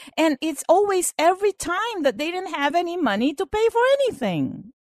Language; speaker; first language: English; non-native, local second language; Filipino